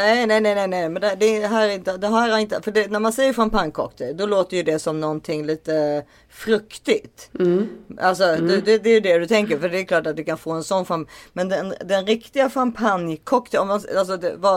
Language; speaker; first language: Swedish; native; Swedish